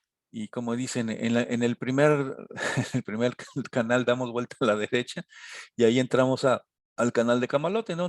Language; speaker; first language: Spanish; native; Spanish